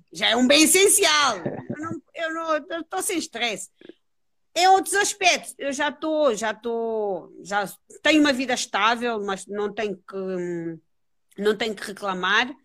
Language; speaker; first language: Portuguese; non-native, local second language; Kabuverdianu